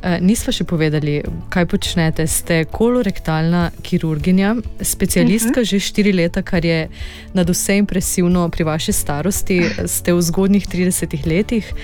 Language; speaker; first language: Slovenian; native; Slovenian